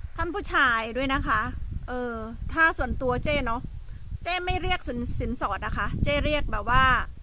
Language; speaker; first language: Thai; native; Thai